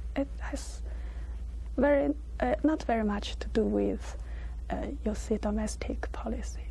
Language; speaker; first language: English; non-native, learner; Chinese